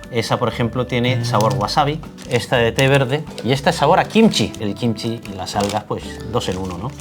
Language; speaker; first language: Spanish; native; Spanish